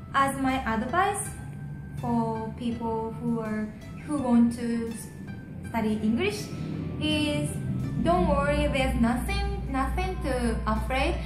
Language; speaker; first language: English; non-native, learner; Japanese